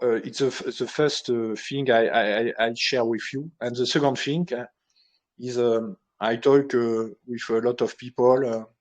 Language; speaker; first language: English; non-native, learner; French